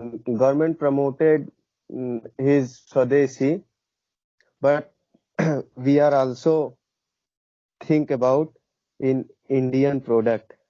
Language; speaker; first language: English; non-native, learner; Hindi